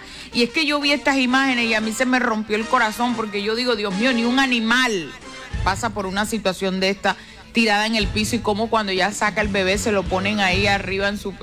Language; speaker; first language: Spanish; native; Spanish